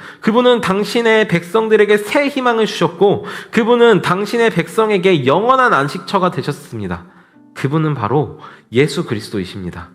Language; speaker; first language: Korean; native; Korean